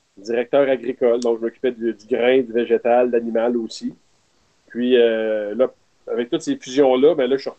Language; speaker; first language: French; native; French